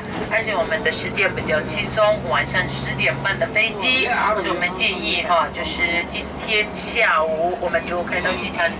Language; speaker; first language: Chinese; non-native, fluent; Arabic